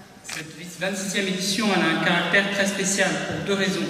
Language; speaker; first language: French; native; French